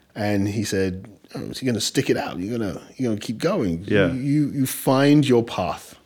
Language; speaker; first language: English; native; English